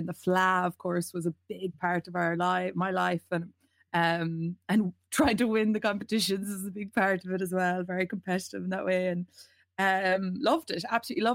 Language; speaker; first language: English; native; English